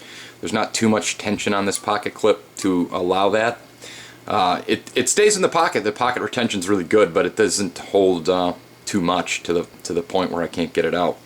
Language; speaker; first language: English; native; English